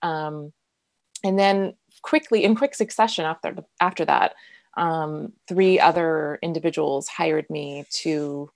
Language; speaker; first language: English; native; English